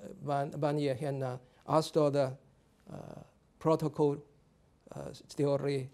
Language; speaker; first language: Icelandic; non-native, fluent; Chinese